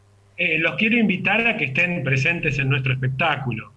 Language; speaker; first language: Spanish; native; Spanish